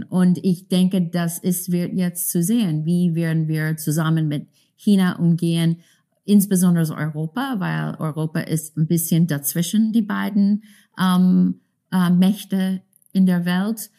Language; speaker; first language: German; non-native, fluent; English